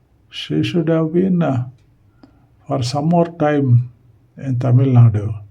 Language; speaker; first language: English; non-native, local second language; Tamil